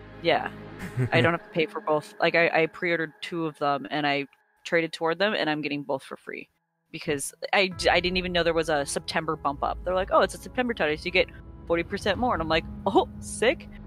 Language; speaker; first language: English; native; English